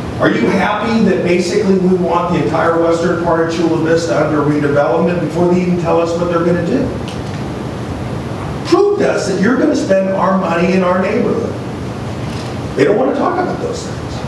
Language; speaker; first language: English; native; English